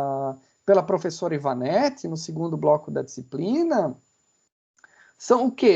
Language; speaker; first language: Portuguese; native; Portuguese